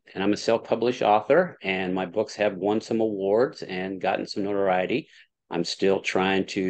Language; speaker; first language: English; native; English